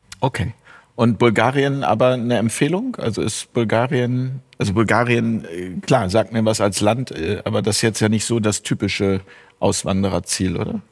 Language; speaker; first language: German; native; German